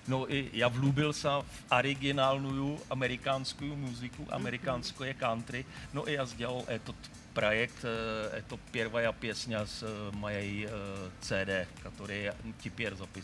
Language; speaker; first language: Russian; non-native, learner; Czech